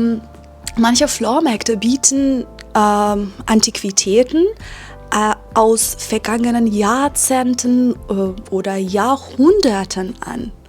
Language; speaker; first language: German; non-native, fluent; Persian